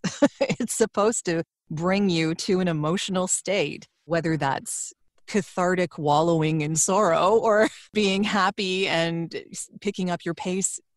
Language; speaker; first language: English; native; English